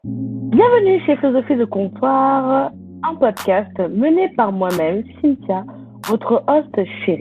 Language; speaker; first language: French; native; French